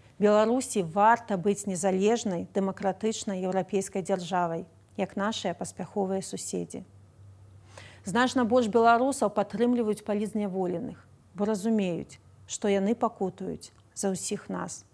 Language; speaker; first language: Belarusian; non-native, local second language; Russian